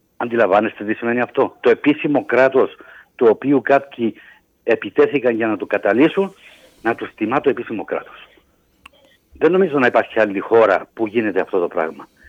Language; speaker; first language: Greek; native; Greek